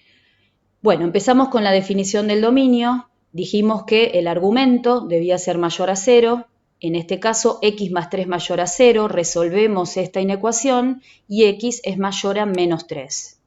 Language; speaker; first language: Spanish; native; Spanish